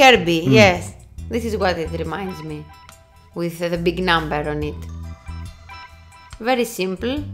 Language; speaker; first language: English; non-native, fluent; Greek